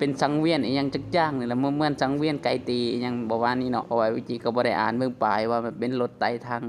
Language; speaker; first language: Thai; non-native, local second language; Northeastern Thai